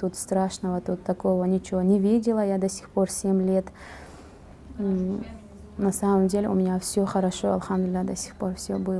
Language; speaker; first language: Russian; non-native, fluent; Uzbek